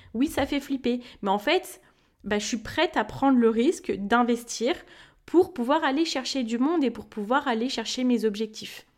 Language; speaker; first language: French; native; French